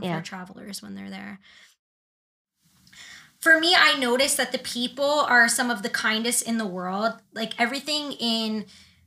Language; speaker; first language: English; native; English